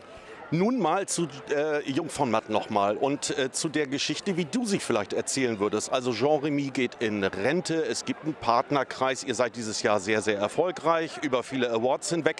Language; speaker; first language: German; native; German